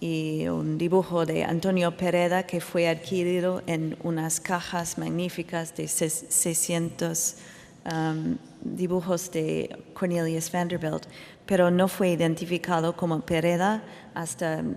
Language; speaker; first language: Spanish; non-native, fluent; English